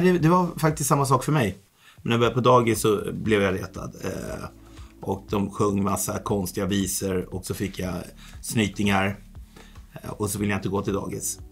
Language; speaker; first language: Swedish; early bilingual, other home language; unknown